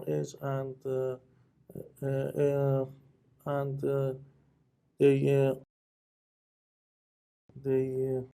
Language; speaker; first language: English; non-native, learner; Persian